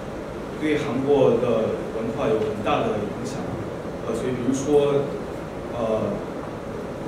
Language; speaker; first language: Chinese; non-native, fluent; Korean